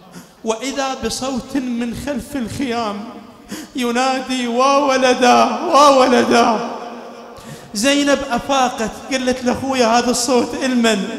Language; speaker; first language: Arabic; native; Arabic